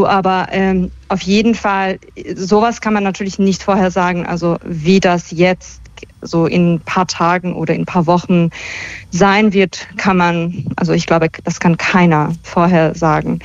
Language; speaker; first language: German; early bilingual, other home language; Persian